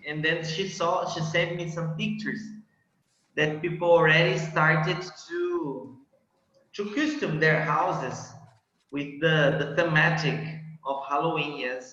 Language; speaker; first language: English; non-native, fluent; Portuguese